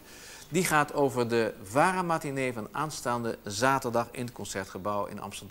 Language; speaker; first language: Dutch; native; Dutch